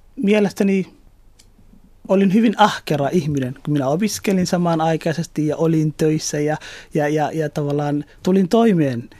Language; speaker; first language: Finnish; early bilingual, other home language; Somali